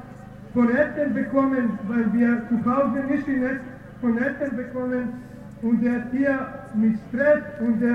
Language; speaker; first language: German; non-native, learner; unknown